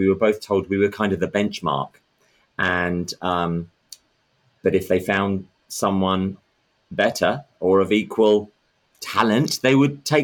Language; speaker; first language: English; native; English